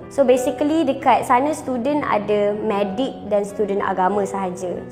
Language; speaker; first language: Malay; native; Malay